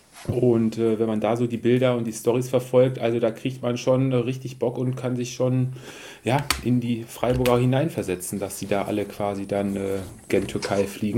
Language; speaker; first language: German; native; German